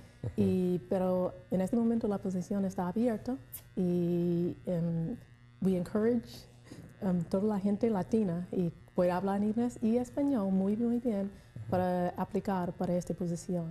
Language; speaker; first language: Spanish; non-native, learner; English